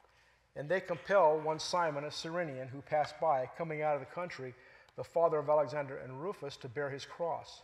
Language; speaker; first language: English; native; English